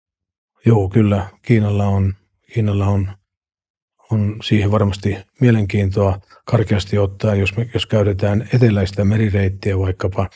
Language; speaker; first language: Finnish; native; Finnish